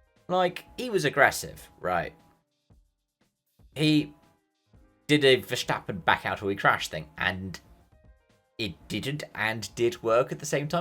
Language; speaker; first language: English; native; English